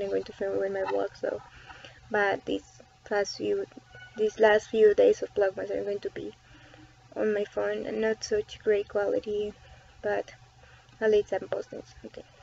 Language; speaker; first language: English; non-native, fluent; Spanish